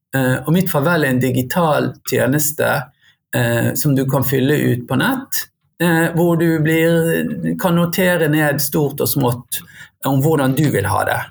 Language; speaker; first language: Norwegian; native; Norwegian